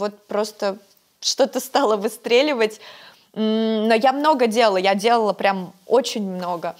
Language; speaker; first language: Russian; native; Russian